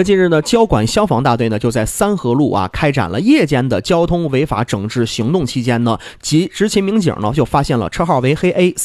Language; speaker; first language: Chinese; native; Chinese